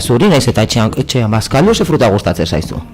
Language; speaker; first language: Basque; native; Basque